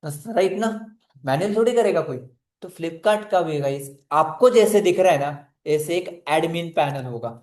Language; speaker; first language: Hindi; non-native, local second language; Marathi